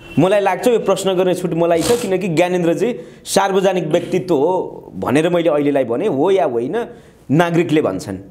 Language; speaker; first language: Nepali; native; Nepali